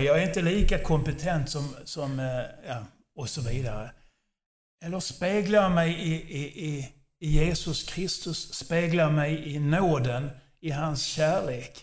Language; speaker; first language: Swedish; non-native, fluent; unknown